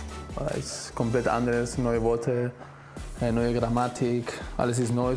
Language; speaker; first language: German; non-native, learner; Spanish